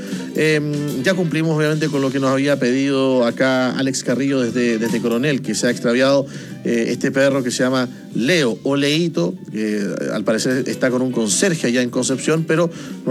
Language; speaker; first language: Spanish; native; Spanish